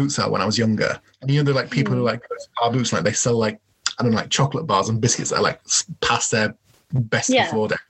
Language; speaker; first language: English; native; English